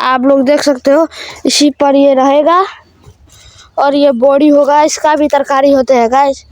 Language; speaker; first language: Hindi; non-native, local second language; Maithili